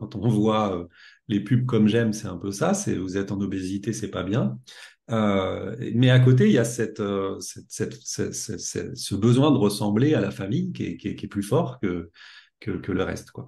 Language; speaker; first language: French; native; French